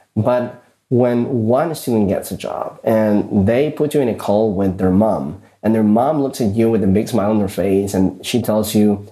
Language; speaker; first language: English; early bilingual, other home language; Spanish